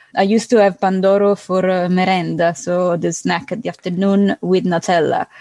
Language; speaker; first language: English; non-native, fluent; Italian